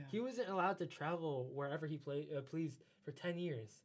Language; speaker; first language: English; non-native, fluent; Chinese